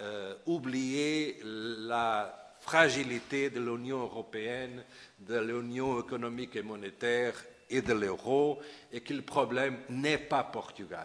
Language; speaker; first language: French; non-native, fluent; Portuguese